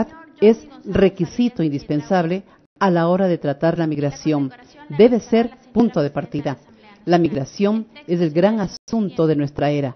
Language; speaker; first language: Spanish; native; Spanish